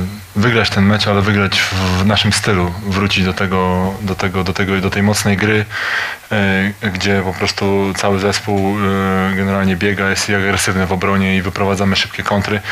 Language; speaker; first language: Polish; native; Polish